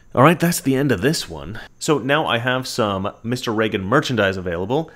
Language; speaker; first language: English; native; English